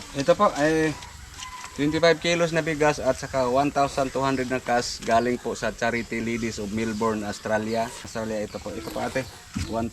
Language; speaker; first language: Filipino; non-native, local second language; Cebuano